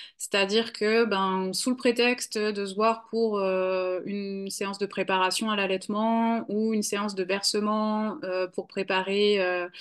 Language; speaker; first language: French; native; French